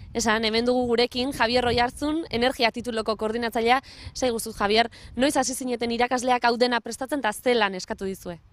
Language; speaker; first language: Basque; native; Basque